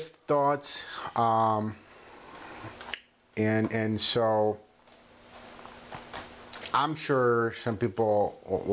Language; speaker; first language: English; non-native, fluent; Spanish